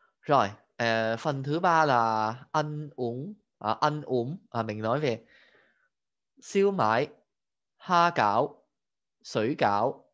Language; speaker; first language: Vietnamese; non-native, fluent; Cantonese